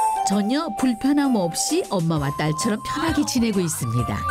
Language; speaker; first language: Korean; native; Korean